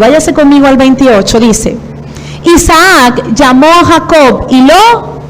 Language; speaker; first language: Spanish; native; Spanish